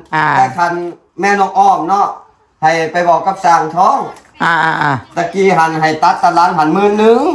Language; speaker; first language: Thai; non-native, local second language; Lao